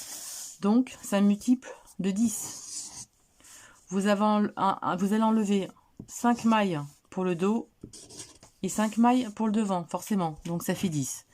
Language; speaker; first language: French; native; French